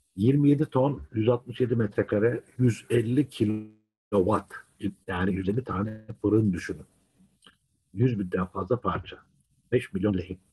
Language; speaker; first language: Turkish; native; Turkish